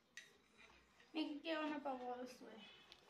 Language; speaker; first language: Chinese; non-native, learner; Nepali